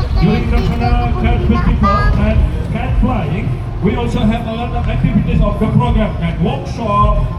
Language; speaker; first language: English; non-native, learner; Indonesian